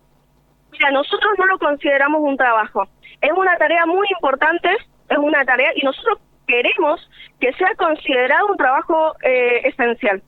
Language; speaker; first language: Spanish; native; Spanish